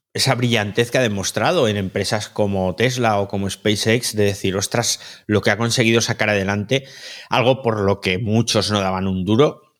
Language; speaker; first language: Spanish; native; Spanish